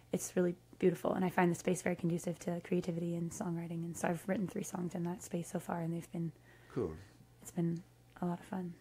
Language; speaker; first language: English; native; English